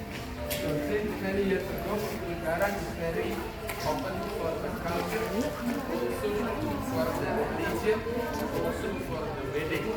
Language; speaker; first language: English; non-native, learner; Indonesian